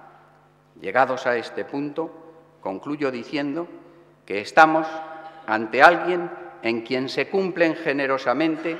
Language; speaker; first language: Spanish; native; Spanish